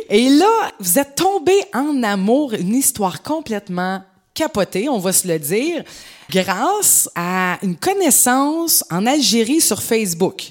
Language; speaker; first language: French; native; French